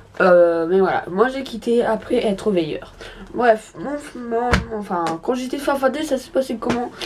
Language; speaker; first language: French; native; French